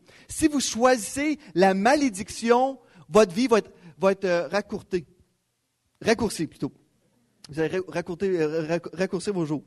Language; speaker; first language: French; native; French